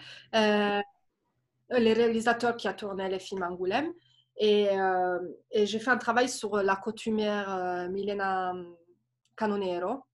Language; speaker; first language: French; non-native, fluent; Italian